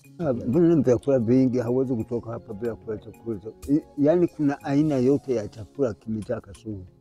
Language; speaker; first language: Swahili; non-native, local second language; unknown